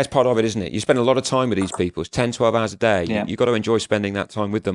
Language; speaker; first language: English; native; English